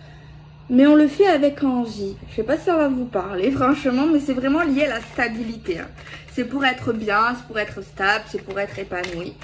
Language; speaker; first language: French; native; French